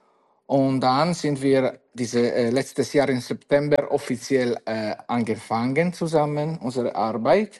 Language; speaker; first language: German; non-native, learner; Italian